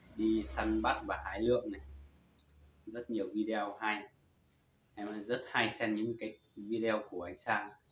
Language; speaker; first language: Vietnamese; non-native, local second language; Hmong